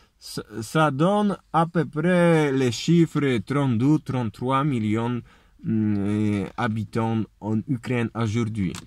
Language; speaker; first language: French; non-native, learner; Polish